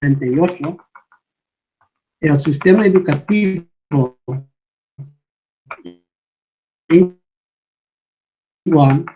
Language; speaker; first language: Spanish; non-native, fluent; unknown